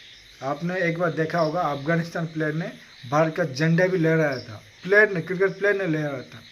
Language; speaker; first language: Hindi; non-native, local second language; Odia